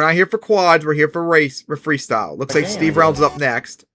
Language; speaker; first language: English; native; English